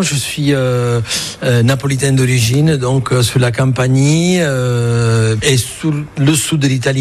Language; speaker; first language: French; non-native, fluent; Italian